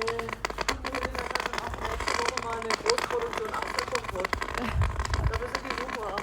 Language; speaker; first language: German; native; German